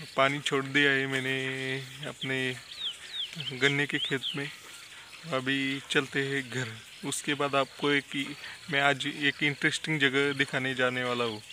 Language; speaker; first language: Hindi; non-native, local second language; Marathi